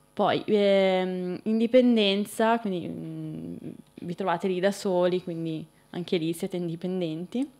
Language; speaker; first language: Italian; native; Italian